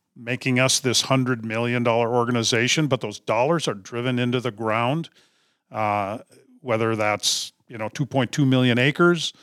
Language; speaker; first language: English; native; English